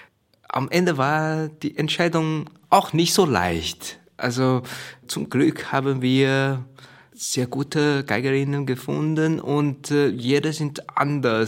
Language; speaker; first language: German; non-native, learner; Chinese